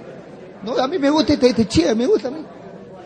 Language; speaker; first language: Spanish; native; Spanish